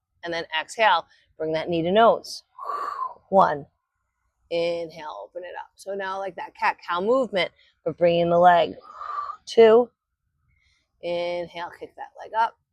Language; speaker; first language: English; native; English